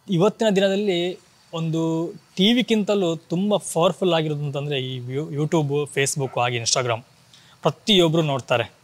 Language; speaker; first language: Kannada; non-native, local second language; Tulu